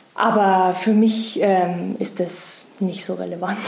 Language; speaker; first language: German; native; German